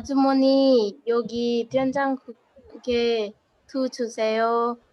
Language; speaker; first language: Korean; non-native, learner; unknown